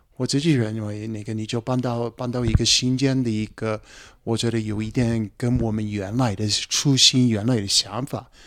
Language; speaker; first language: Chinese; non-native, fluent; English